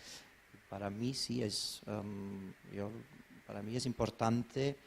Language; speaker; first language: Spanish; non-native, fluent; German